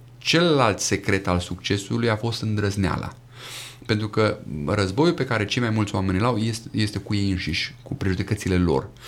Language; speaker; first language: Romanian; native; Romanian